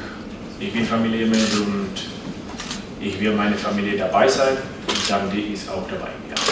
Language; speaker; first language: German; non-native, fluent; Slovak